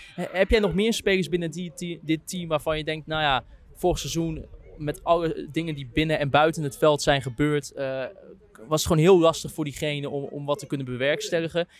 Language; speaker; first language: Dutch; native; Dutch